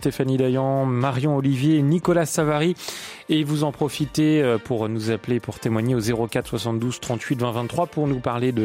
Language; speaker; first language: French; native; French